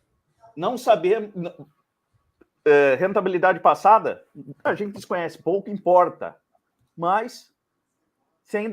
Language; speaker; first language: Portuguese; native; Portuguese